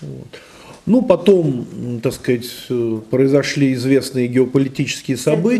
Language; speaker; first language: Russian; native; Russian